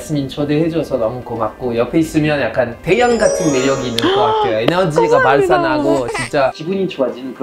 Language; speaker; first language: Korean; non-native, fluent; French